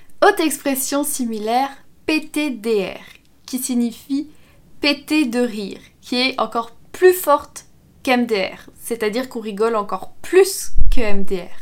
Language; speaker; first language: French; native; French